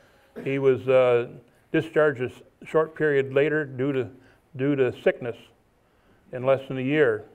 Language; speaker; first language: English; native; English